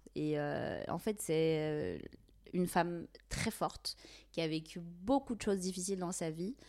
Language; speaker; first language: French; non-native, local second language; Kabyle